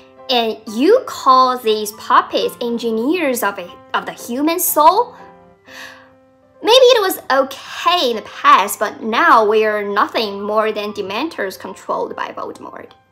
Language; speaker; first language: English; non-native, fluent; Chinese